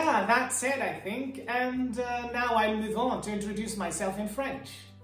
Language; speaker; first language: English; non-native, fluent; Arabic